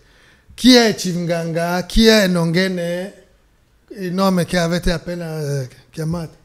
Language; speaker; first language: Italian; non-native, fluent; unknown